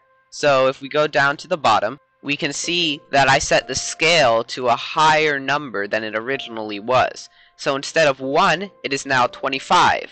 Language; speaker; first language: English; native; English